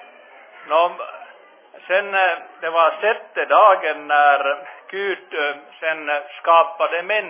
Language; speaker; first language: Swedish; non-native, fluent; Finnish